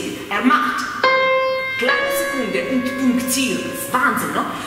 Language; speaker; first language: German; non-native, fluent; Russian